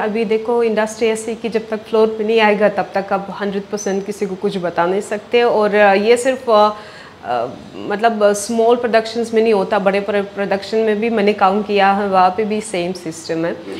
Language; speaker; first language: Hindi; non-native, fluent; Russian